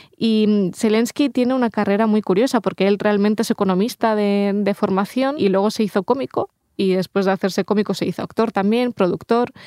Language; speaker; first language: Spanish; early bilingual, other home language; Russian